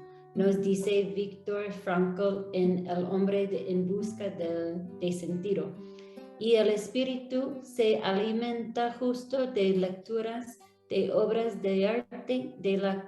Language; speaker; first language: Spanish; non-native, fluent; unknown